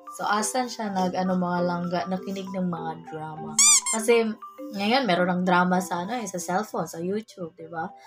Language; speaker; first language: Filipino; non-native, local second language; Cebuano